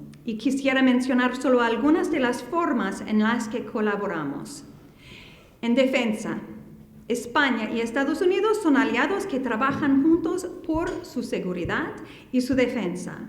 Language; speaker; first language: Spanish; non-native, fluent; English